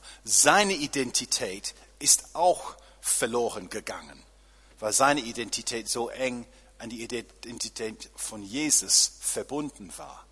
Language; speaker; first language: German; non-native, fluent; English